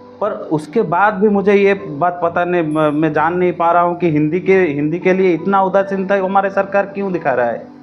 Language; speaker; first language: Hindi; non-native, local second language; Odia